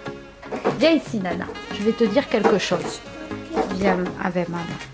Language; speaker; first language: French; native; French